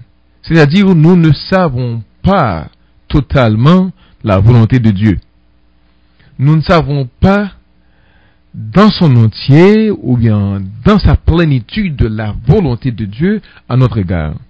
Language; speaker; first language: French; non-native, local second language; Haitian Creole